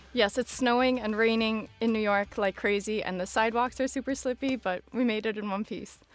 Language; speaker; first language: English; native; English